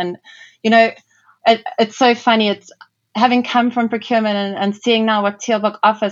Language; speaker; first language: English; native; English